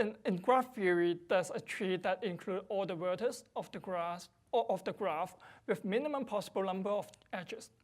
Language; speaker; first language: English; non-native, fluent; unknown